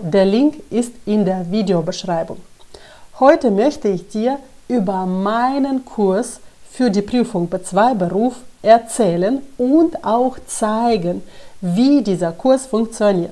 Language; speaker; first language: German; non-native, fluent; Russian